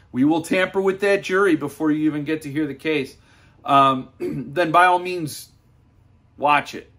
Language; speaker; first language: English; native; English